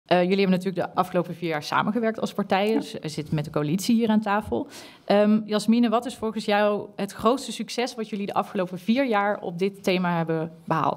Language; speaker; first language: Dutch; native; Dutch